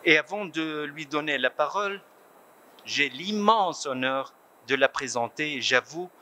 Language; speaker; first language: French; non-native, local second language; Arabic